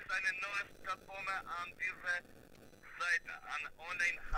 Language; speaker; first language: German; non-native, learner; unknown